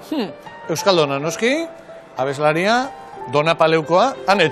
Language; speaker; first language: Basque; native; Basque